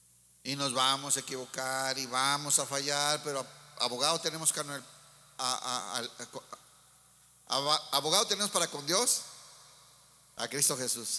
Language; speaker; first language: Spanish; native; Spanish